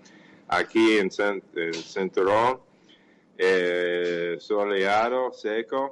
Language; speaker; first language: Portuguese; non-native, fluent; English